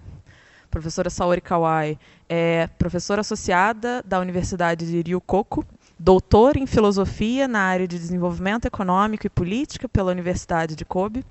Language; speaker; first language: Portuguese; native; Portuguese